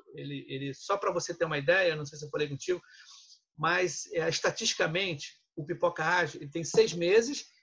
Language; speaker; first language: Portuguese; native; Portuguese